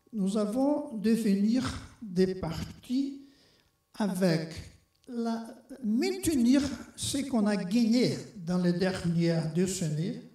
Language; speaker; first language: French; non-native, fluent; Portuguese